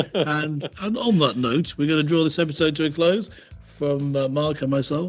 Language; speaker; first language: English; native; English